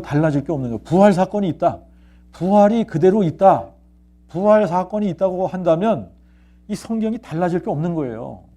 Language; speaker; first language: Korean; native; Korean